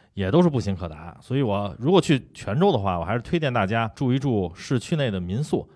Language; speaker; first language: Chinese; native; Chinese